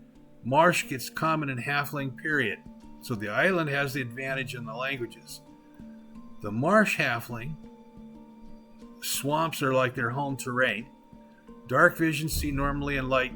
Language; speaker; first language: English; native; English